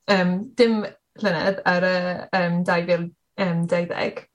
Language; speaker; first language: Welsh; non-native, learner; English